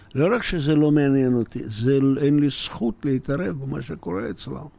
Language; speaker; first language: Hebrew; non-native, fluent; Russian